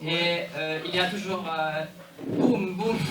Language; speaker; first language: French; non-native, fluent; Polish